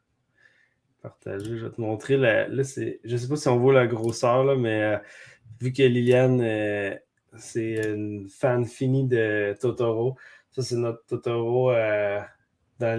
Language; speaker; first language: French; native; French